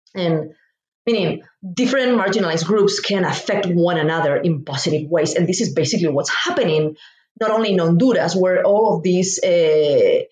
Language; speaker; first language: English; non-native, fluent; Spanish